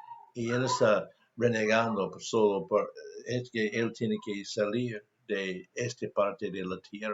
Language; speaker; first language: Spanish; non-native, fluent; English